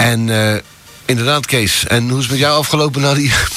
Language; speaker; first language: Dutch; native; Dutch